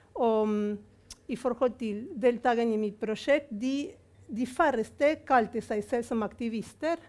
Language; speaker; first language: Norwegian; non-native, fluent; Spanish